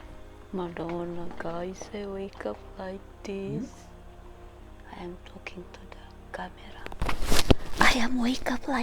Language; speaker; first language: English; non-native, local second language; Filipino